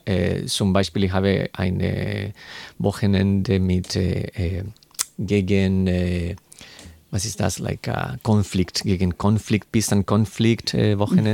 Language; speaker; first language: German; non-native, learner; Spanish